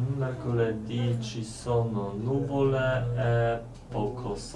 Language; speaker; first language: Italian; non-native, learner; Polish